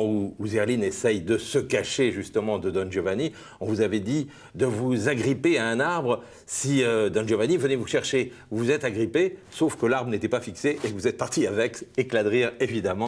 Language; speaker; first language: French; native; French